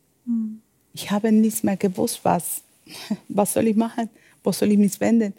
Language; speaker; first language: German; non-native, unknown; Spanish